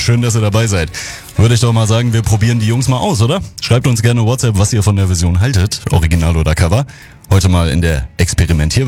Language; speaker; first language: German; native; German